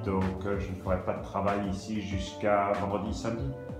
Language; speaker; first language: French; native; French